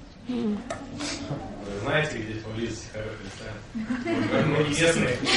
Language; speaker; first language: Russian; native; Russian